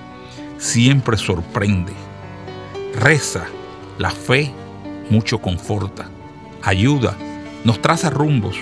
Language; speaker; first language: Spanish; native; Spanish